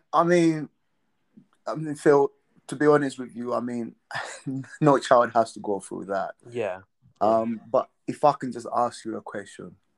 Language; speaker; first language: English; non-native, local second language; Nyanja